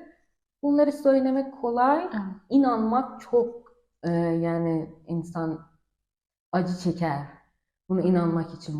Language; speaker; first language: Turkish; non-native, learner; Persian